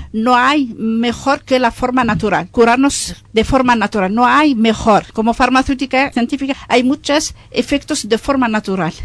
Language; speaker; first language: Spanish; non-native, fluent; Arabic